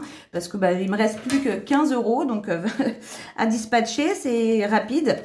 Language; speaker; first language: French; native; French